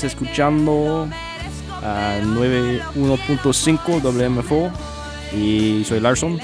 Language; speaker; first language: Spanish; non-native, fluent; English